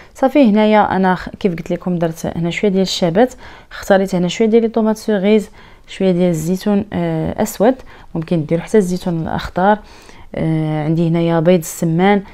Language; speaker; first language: Arabic; native; Arabic